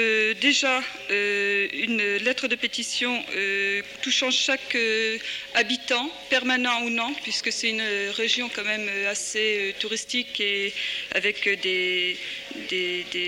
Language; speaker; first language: French; native; French